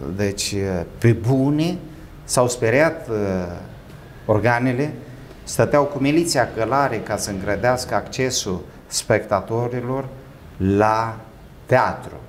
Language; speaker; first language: Romanian; native; Romanian